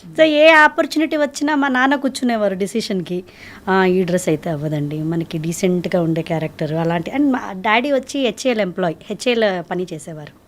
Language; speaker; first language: Telugu; native; Telugu